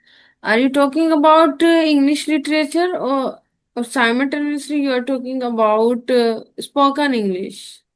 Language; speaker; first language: English; non-native, learner; Hindi